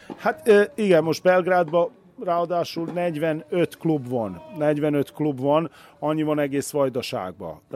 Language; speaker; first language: Hungarian; native; Hungarian